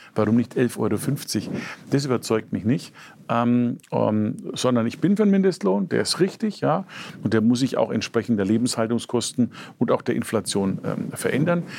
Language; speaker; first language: German; native; German